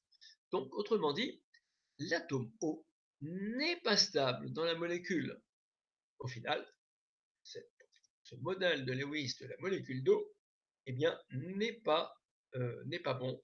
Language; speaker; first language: French; native; French